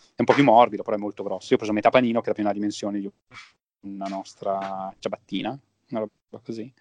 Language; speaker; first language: Italian; native; Italian